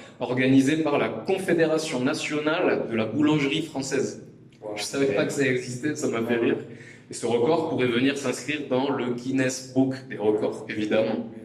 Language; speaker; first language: French; native; French